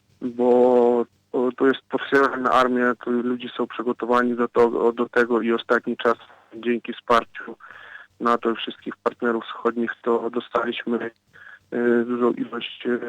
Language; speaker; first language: Polish; non-native, fluent; Ukrainian